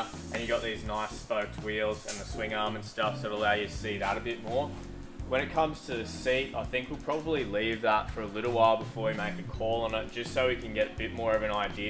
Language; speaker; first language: English; native; English